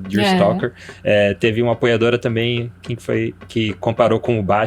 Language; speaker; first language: Portuguese; native; Portuguese